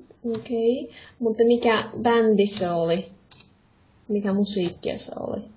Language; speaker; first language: Finnish; non-native, fluent; Russian